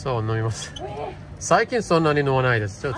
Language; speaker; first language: Japanese; non-native, learner; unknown